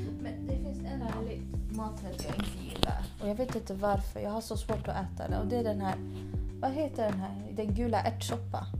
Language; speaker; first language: Swedish; early bilingual, other home language; Spanish